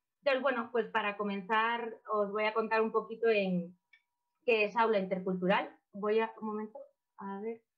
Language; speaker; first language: Spanish; native; Spanish